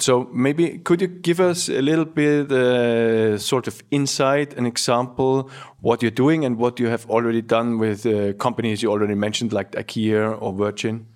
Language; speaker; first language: English; non-native, fluent; German